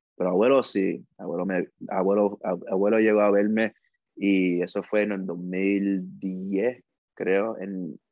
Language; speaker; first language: Spanish; early bilingual, heritage; Spanish